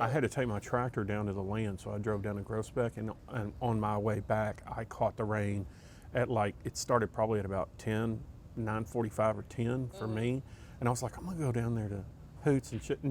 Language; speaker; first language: English; native; English